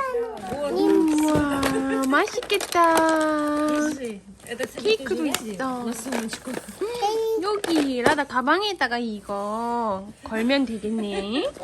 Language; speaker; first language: Korean; non-native, fluent; Russian